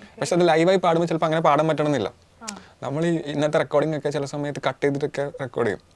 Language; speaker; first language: Malayalam; native; Malayalam